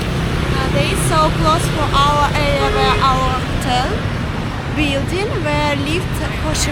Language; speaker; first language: English; non-native, learner; Russian